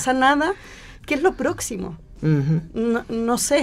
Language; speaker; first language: Spanish; native; Spanish